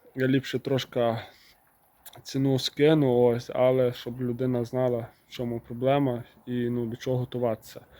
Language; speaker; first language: Ukrainian; native; Ukrainian